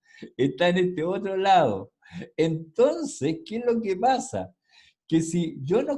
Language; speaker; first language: Spanish; native; Spanish